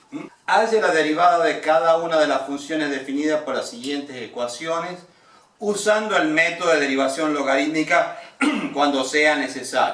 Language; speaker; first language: Spanish; native; Spanish